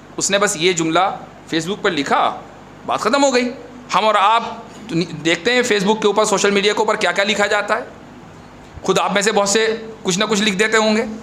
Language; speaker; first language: Urdu; native; Urdu